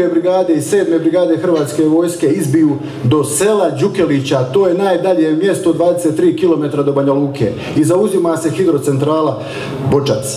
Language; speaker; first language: Croatian; native; Croatian